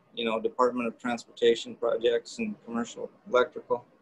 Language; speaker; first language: English; native; English